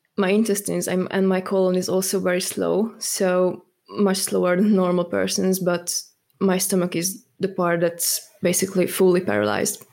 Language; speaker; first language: English; non-native, fluent; Hungarian